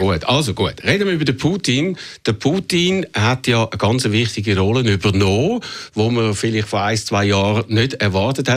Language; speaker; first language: German; native; German